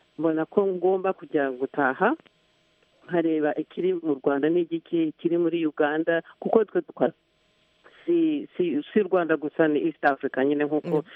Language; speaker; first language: Kinyarwanda; early bilingual, heritage; Kinyarwanda